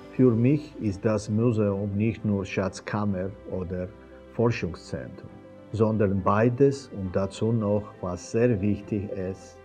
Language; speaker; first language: German; non-native, fluent; Georgian